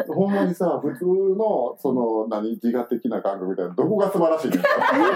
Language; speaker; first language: Japanese; native; Japanese